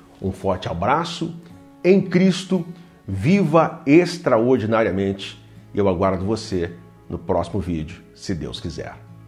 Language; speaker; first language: Portuguese; native; Portuguese